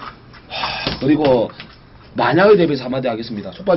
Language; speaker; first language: Korean; native; Korean